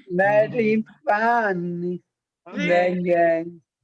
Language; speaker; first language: English; non-native, learner; Italian